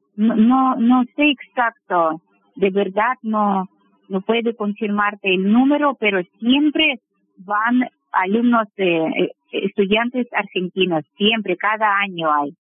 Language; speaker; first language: Spanish; non-native, fluent; Russian